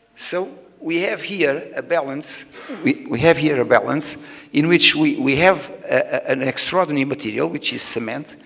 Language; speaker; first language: English; non-native, fluent; Portuguese